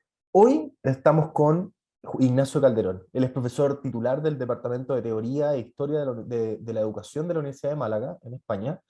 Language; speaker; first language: Spanish; native; Spanish